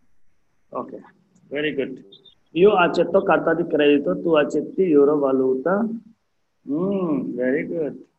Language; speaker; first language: Italian; non-native, learner; Hindi